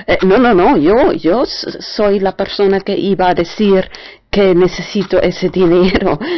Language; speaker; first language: Spanish; non-native, fluent; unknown